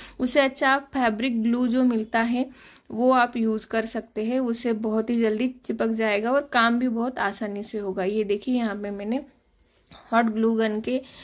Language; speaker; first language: Hindi; non-native, local second language; Marathi